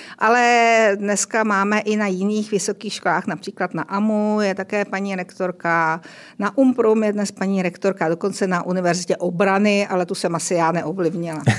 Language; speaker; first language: Czech; native; Czech